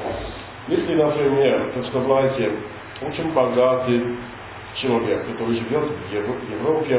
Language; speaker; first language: Russian; non-native, learner; English